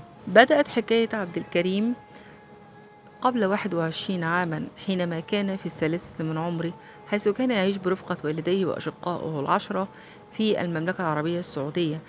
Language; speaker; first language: Arabic; native; Arabic